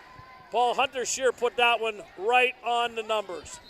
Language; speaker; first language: English; native; English